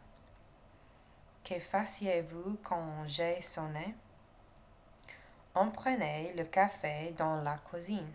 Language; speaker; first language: French; non-native, learner; English